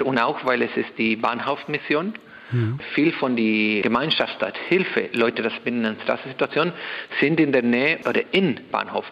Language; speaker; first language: German; non-native, learner; Spanish